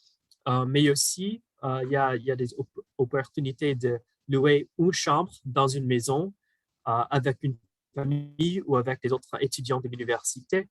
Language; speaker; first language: French; non-native, fluent; English